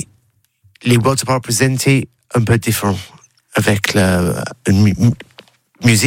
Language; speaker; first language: French; non-native, learner; English